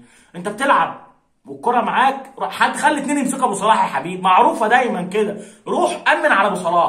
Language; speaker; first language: Arabic; native; Arabic